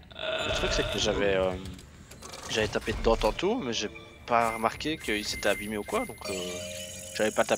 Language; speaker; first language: French; native; French